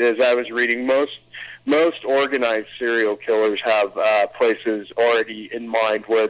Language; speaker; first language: English; native; English